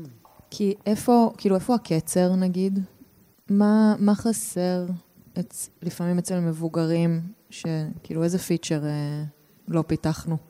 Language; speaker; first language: Hebrew; native; Hebrew